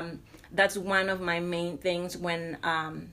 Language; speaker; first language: English; non-native, fluent; Spanish